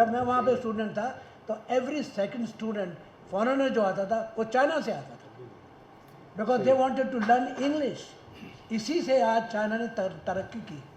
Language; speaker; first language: Hindi; native; Hindi